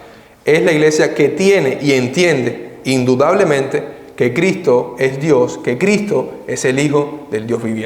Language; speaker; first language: Spanish; native; Spanish